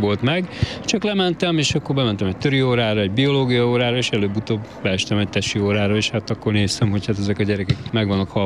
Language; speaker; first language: Hungarian; native; Hungarian